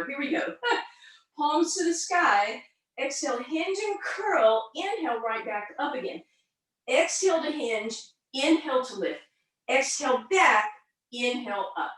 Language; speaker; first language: English; native; English